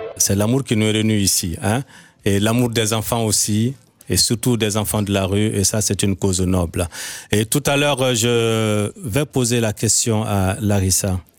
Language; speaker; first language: French; non-native, local second language; Bambara